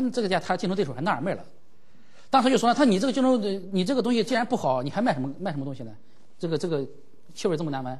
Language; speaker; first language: Chinese; native; Chinese